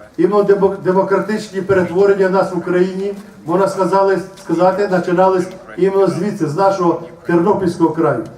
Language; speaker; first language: Ukrainian; native; Ukrainian